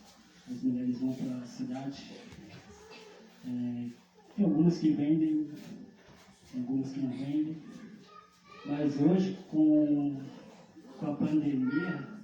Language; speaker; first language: Portuguese; non-native, local second language; Guarani